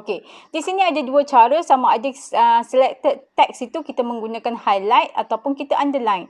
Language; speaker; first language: Malay; native; Malay